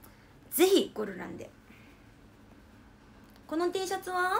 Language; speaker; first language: Japanese; native; Japanese